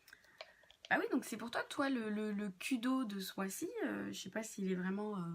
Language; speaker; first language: French; native; French